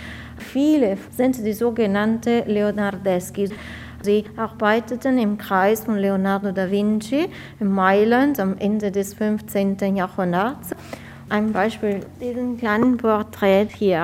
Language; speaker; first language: German; non-native, fluent; Italian